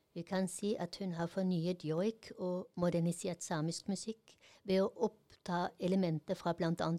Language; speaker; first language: Norwegian; non-native, fluent; German